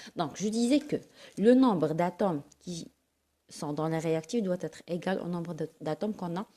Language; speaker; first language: French; non-native, local second language; Arabic